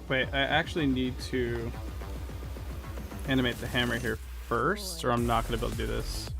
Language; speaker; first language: English; native; English